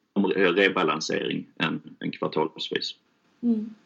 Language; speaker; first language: Swedish; native; Swedish